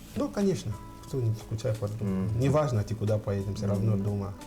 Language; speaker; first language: Russian; non-native, fluent; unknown